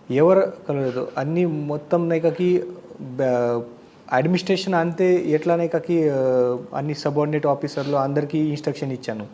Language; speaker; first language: Telugu; non-native, learner; Marathi